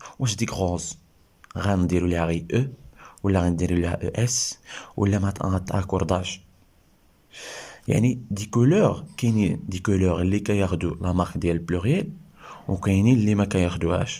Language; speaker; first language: Arabic; native; Arabic